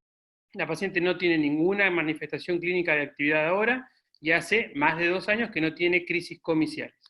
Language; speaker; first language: Spanish; native; Spanish